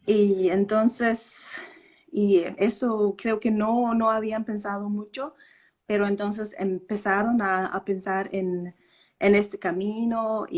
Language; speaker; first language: Spanish; non-native, fluent; Danish